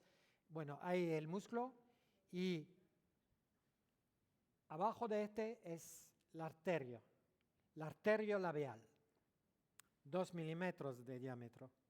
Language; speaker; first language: Spanish; non-native, learner; French